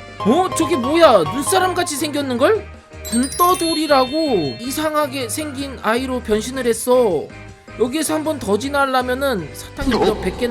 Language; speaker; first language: Korean; native; Korean